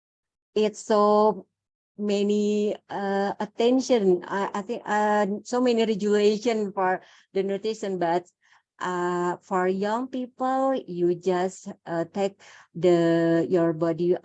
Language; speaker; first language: English; non-native, learner; Indonesian